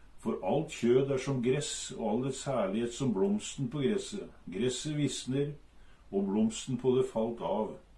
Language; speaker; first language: Norwegian; native; Norwegian